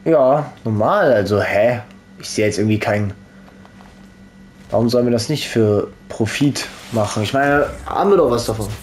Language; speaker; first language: German; native; German